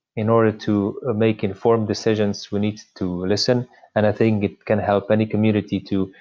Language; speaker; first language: English; non-native, fluent; Slovenian